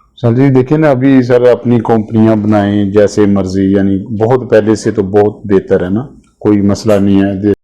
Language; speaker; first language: Urdu; non-native, local second language; Punjabi